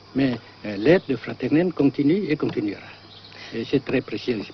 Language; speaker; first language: French; non-native, local second language; Vietnamese